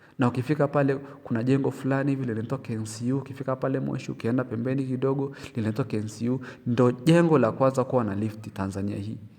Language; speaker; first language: Swahili; non-native, local second language; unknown